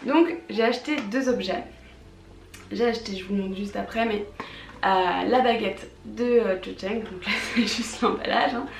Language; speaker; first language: French; native; French